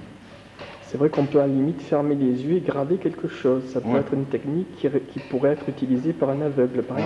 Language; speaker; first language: French; native; French